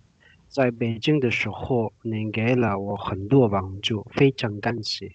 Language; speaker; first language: Chinese; non-native, learner; Indonesian